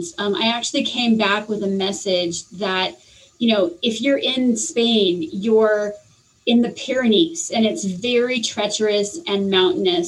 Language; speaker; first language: English; native; English